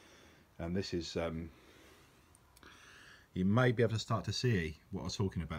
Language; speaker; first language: English; native; English